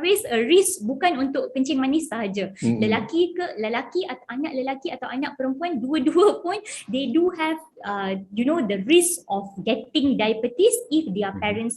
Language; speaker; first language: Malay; non-native, local second language; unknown